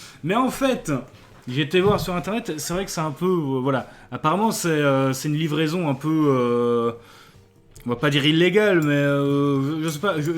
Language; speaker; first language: French; native; French